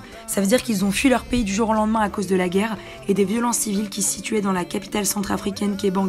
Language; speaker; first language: French; native; French